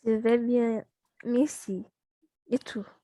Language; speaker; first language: French; non-native, learner; Portuguese